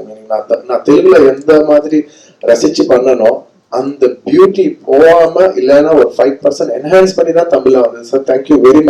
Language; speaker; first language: Tamil; non-native, local second language; Telugu